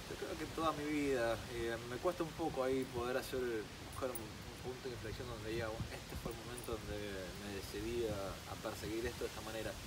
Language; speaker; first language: Spanish; early bilingual, other home language; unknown